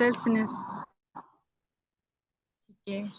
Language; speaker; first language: Turkish; non-native, learner; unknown